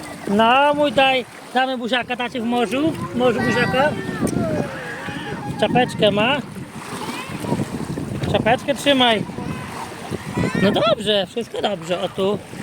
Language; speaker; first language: Polish; native; Polish